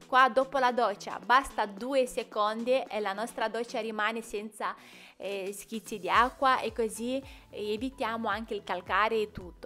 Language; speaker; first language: Italian; non-native, fluent; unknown